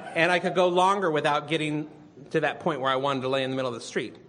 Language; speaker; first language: English; native; English